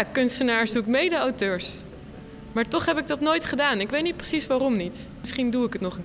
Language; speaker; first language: Dutch; native; Dutch